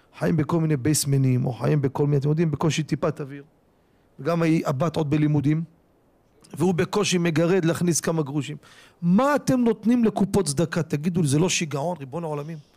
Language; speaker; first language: Hebrew; native; Hebrew